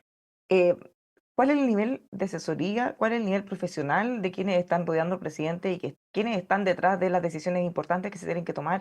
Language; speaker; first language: Spanish; native; Spanish